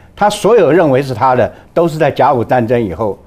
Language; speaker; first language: Chinese; native; Chinese